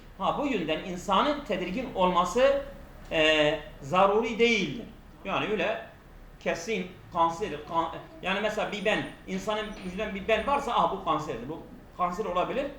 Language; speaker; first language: Turkish; non-native, local second language; Kurdish